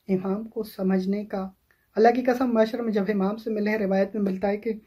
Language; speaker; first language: Urdu; non-native, local second language; Sindhi